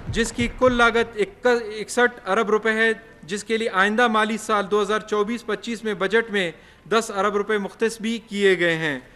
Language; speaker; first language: Urdu; non-native, local second language; Baluchi